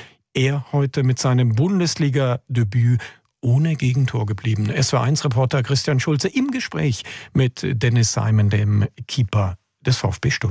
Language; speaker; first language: German; native; German